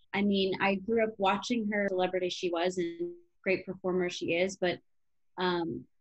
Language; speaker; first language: English; native; English